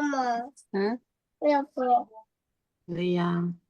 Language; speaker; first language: Chinese; non-native, learner; Indonesian